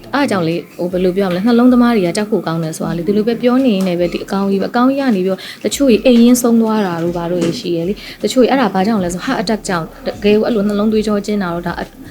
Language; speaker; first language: Burmese; native; Burmese